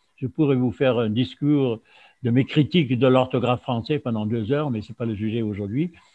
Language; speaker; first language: French; non-native, fluent; German